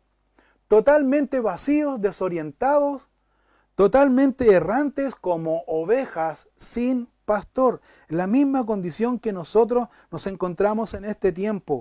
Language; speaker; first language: Spanish; native; Spanish